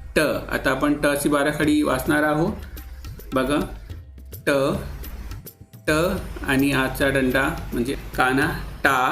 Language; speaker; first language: Marathi; non-native, local second language; Urdu